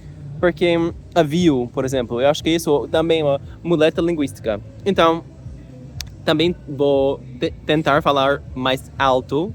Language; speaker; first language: Portuguese; non-native, learner; English